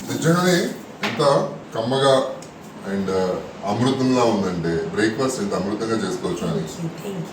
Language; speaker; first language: Telugu; native; Telugu